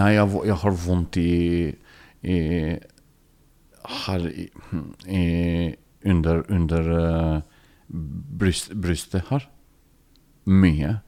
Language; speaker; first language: Norwegian; non-native, learner; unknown